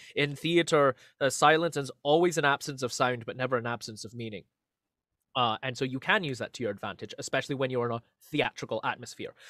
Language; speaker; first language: English; native; English